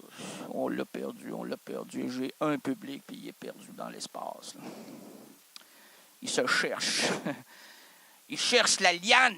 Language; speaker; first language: French; native; French